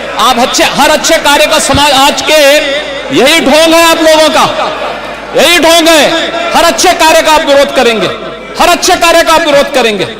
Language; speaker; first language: Hindi; native; Hindi